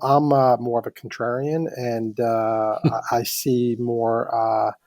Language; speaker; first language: English; native; English